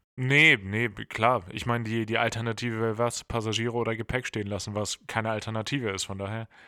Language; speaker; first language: German; native; German